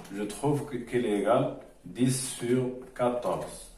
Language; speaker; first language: French; non-native, local second language; Arabic